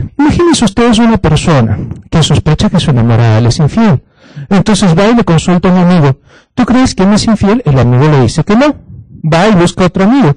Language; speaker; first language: Spanish; native; Spanish